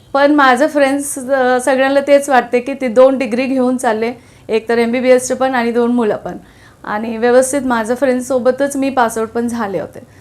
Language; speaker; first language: Marathi; non-native, local second language; Telugu